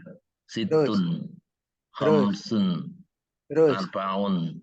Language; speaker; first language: Arabic; non-native, learner; Indonesian